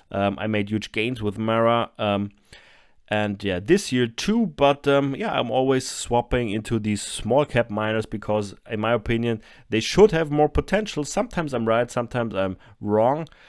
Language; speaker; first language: English; non-native, fluent; German